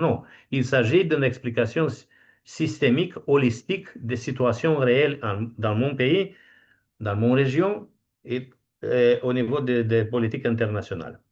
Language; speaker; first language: French; non-native, fluent; Romanian